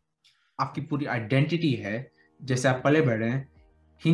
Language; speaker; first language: Hindi; early bilingual, heritage; Hindi